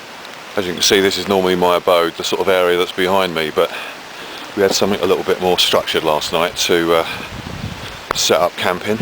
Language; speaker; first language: English; native; English